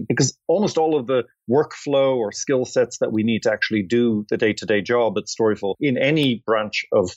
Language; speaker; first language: English; native; English